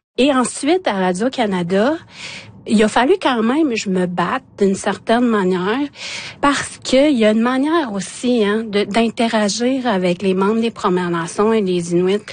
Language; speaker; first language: French; non-native, local second language; Innu-aimun